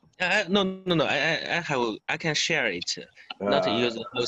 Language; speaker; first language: English; non-native, learner; Chinese